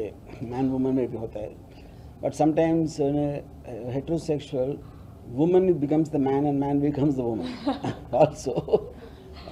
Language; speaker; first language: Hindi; non-native, local second language; Telugu